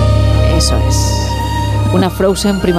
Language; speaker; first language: Spanish; native; Spanish